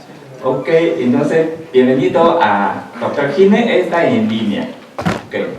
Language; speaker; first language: Spanish; non-native, learner; Chinese